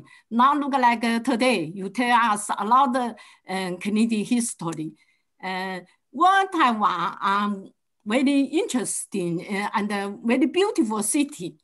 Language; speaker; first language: English; non-native, learner; Chinese